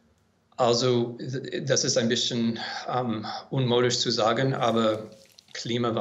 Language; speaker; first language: German; non-native, fluent; English